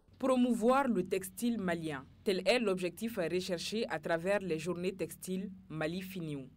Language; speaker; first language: French; non-native, local second language; Bambara